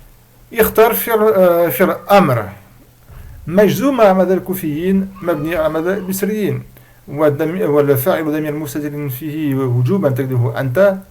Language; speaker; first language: Arabic; non-native, fluent; French